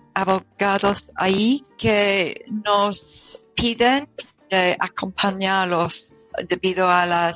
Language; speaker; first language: Spanish; non-native, learner; English